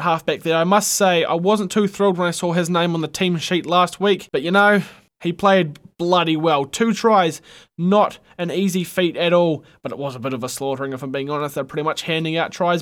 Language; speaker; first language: English; native; English